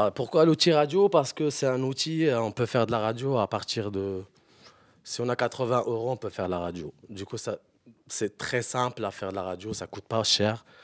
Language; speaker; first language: French; non-native, local second language; Arabic